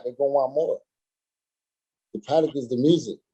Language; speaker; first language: English; native; English